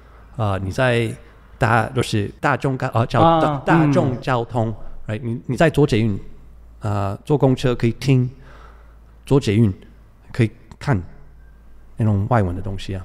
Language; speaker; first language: Chinese; non-native, fluent; English